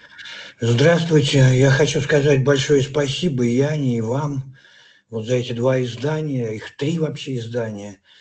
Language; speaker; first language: Russian; native; Russian